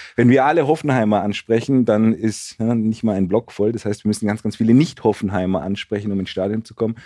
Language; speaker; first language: German; native; German